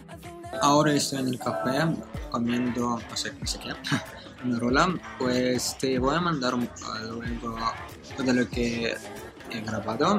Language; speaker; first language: Spanish; non-native, fluent; Russian